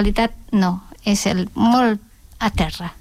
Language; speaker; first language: Catalan; non-native, fluent; English